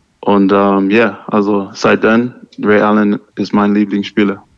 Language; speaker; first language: German; non-native, learner; English